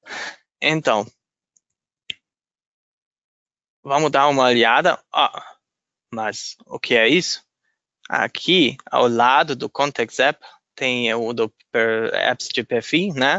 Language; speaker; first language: Portuguese; non-native, fluent; German